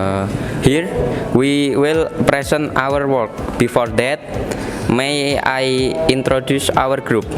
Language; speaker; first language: English; non-native, learner; Indonesian